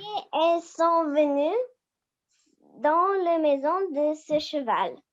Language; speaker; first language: French; non-native, learner; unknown